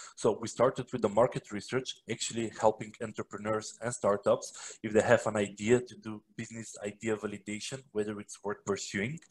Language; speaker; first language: English; non-native, fluent; Macedonian